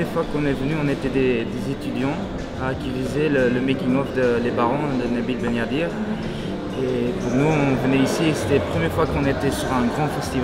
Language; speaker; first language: French; non-native, local second language; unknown